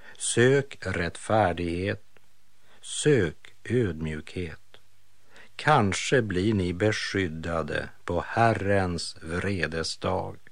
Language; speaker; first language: Swedish; native; Swedish